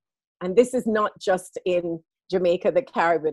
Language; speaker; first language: English; native; English